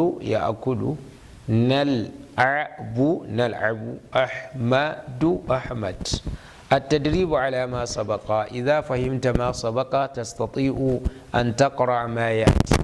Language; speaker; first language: Arabic; non-native, fluent; Hausa